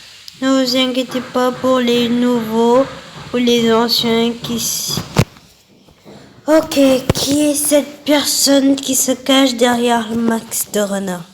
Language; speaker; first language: French; native; French